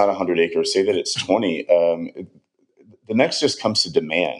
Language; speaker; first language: English; native; English